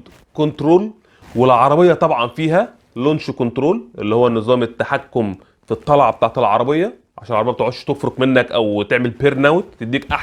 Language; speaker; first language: Arabic; native; Arabic